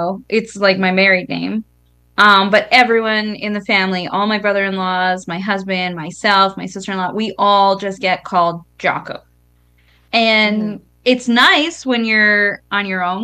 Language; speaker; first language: English; native; English